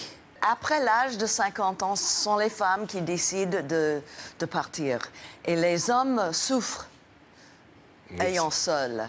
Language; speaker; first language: French; non-native, fluent; English